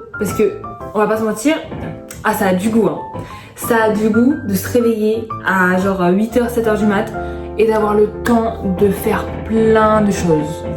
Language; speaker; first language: French; early bilingual, other home language; Arabic